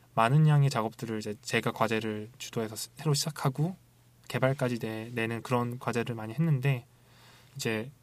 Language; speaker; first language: Korean; native; Korean